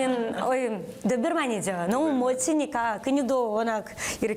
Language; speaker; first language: Korean; non-native, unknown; Ukrainian